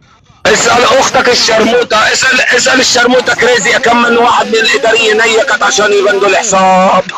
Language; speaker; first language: Arabic; native; Arabic